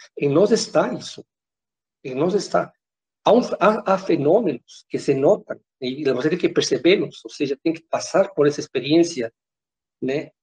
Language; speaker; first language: Portuguese; non-native, fluent; Spanish